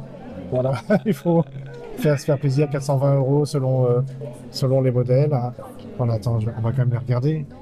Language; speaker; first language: French; native; French